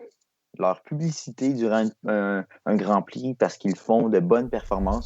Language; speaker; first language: French; native; French